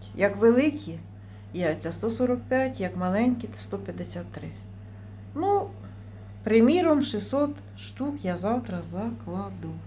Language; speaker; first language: Ukrainian; native; Ukrainian